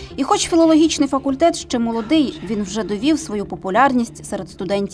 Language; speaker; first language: Ukrainian; native; Ukrainian